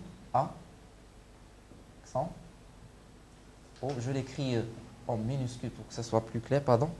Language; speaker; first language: French; non-native, local second language; Arabic